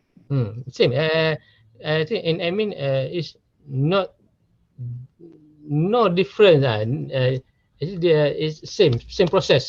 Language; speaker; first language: English; non-native, learner; Malay